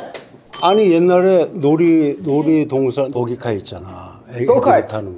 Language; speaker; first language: Korean; native; Korean